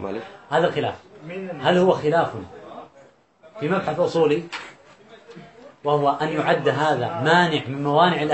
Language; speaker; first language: Arabic; native; Arabic